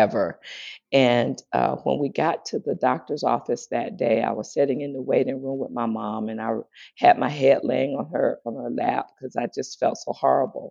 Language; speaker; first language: English; native; English